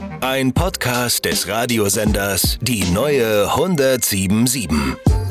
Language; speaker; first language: German; non-native, fluent; English